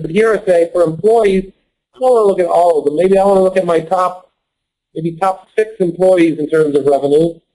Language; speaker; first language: English; native; English